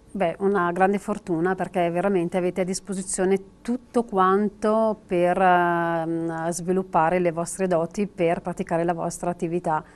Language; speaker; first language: Italian; native; Italian